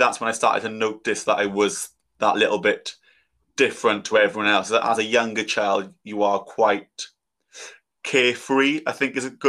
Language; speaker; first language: English; native; English